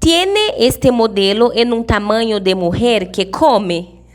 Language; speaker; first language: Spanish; non-native, fluent; Portuguese